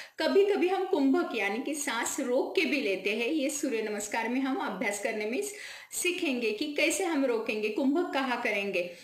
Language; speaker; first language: Hindi; non-native, local second language; Marathi